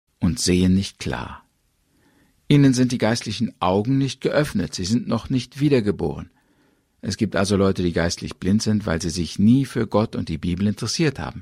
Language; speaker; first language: German; native; German